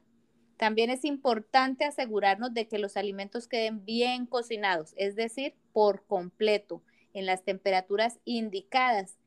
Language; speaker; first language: Spanish; native; Spanish